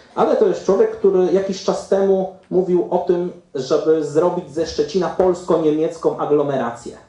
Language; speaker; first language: Polish; native; Polish